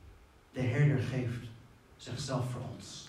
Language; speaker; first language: Dutch; non-native, fluent; English